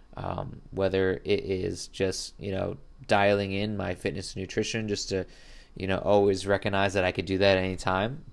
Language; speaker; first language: English; native; English